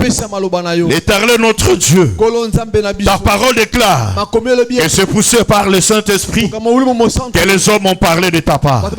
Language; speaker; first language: French; non-native, local second language; Lingala